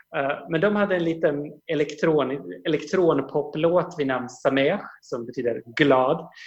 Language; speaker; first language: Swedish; native; Swedish